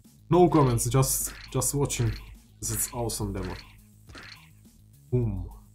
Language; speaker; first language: English; non-native, learner; Russian